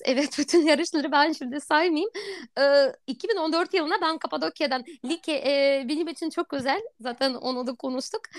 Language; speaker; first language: Turkish; non-native, fluent; Russian